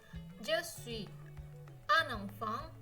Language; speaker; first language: French; non-native, fluent; Indonesian